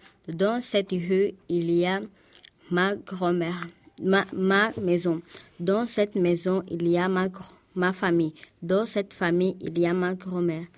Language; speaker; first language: French; non-native, learner; Portuguese